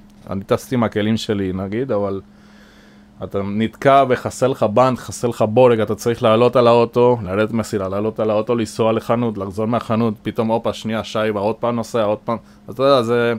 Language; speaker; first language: Hebrew; non-native, fluent; Spanish